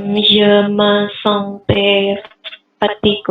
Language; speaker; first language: French; non-native, learner; Indonesian